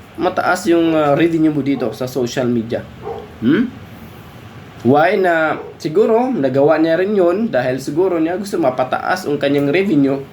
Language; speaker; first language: Filipino; non-native, local second language; Cebuano